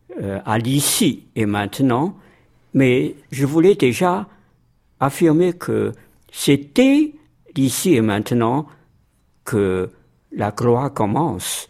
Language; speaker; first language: French; non-native, fluent; Chinese